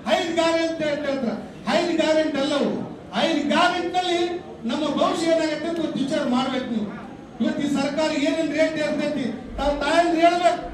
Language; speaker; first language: Kannada; native; Kannada